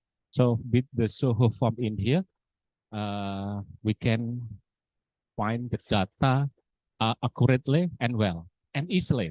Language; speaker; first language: English; non-native, learner; Indonesian